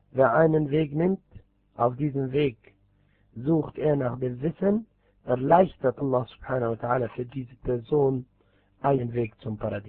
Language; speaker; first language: German; non-native, fluent; Arabic